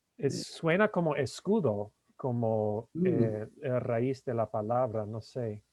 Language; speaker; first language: Spanish; non-native, fluent; English